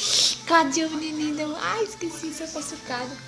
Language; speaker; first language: Portuguese; native; Portuguese